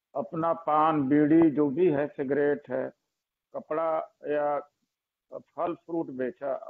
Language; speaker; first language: Hindi; native; Hindi